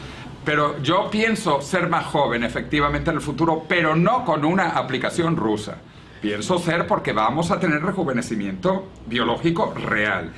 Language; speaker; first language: Spanish; native; Spanish